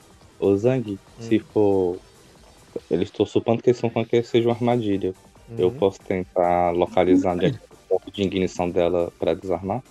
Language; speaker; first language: Portuguese; native; Portuguese